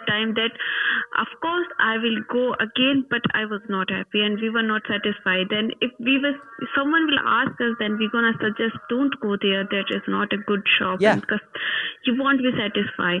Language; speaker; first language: English; non-native, local second language; Hindi